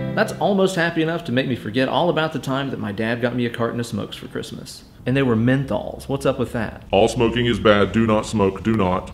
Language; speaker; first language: English; native; English